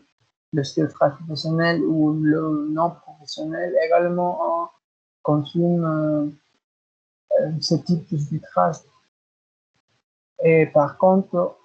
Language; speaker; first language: French; non-native, learner; Spanish